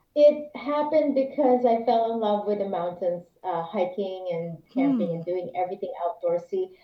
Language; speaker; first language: English; non-native, local second language; Filipino